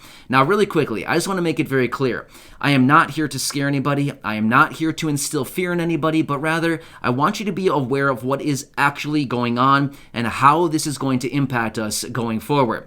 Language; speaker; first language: English; native; English